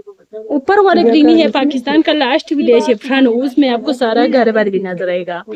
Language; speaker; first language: Hindi; non-native, local second language; Balti